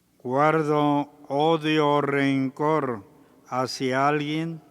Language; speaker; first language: Spanish; native; Spanish